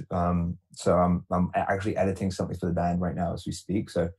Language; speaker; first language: English; native; English